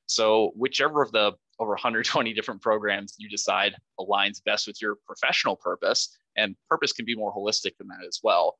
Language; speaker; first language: English; native; English